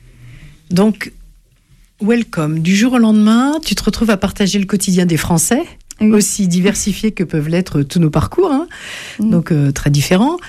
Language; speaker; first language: French; native; French